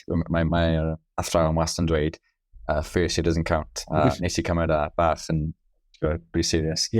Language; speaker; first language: Welsh; non-native, local second language; English